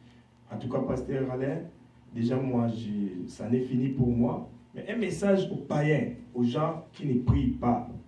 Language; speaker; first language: French; non-native, local second language; Lingala